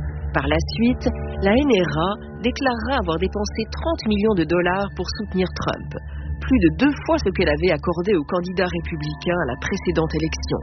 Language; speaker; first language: French; native; French